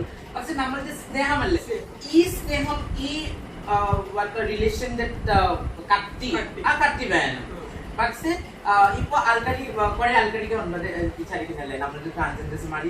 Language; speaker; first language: Malayalam; non-native, learner; Assamese